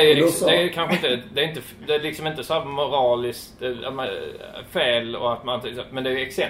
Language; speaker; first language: Swedish; native; Swedish